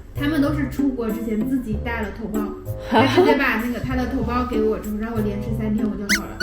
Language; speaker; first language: Chinese; native; Chinese